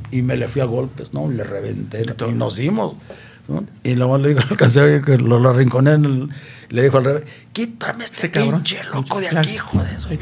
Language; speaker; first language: Spanish; native; Spanish